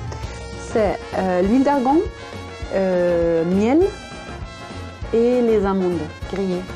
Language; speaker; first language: French; non-native, fluent; German